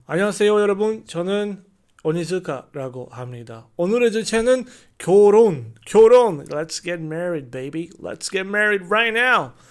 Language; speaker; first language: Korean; non-native, learner; Chinese